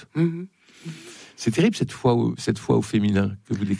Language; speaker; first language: French; native; French